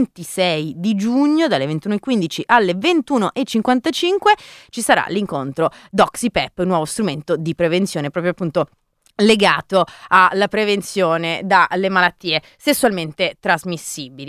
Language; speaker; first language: Italian; native; Italian